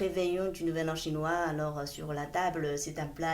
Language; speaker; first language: French; non-native, fluent; Chinese